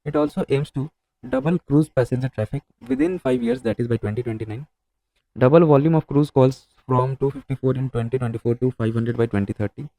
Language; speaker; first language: English; non-native, local second language; Hindi